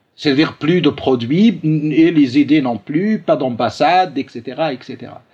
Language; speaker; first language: French; non-native, local second language; Arabic